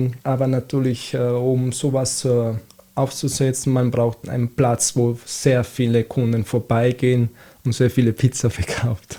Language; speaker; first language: German; non-native, fluent; Italian